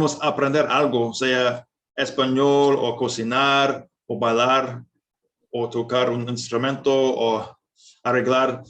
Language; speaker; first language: Spanish; non-native, fluent; English